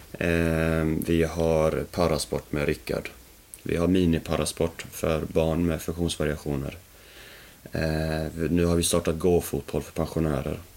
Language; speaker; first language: Swedish; early bilingual, other home language; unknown